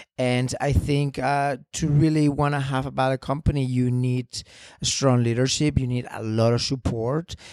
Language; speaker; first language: English; non-native, fluent; Spanish